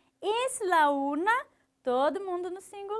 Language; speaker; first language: Spanish; non-native, fluent; Portuguese